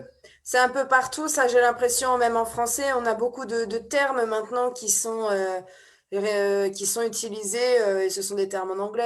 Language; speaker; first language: French; native; French